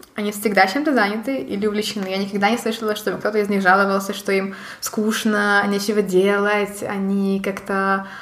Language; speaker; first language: Russian; native; Russian